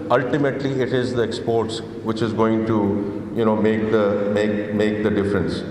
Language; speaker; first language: English; non-native, local second language; Urdu